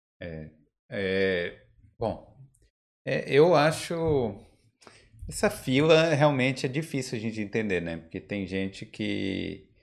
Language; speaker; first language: Portuguese; native; Portuguese